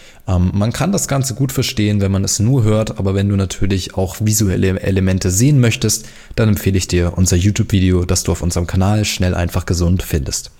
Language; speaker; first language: German; native; German